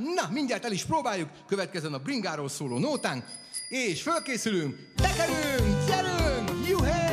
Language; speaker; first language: Hungarian; native; Hungarian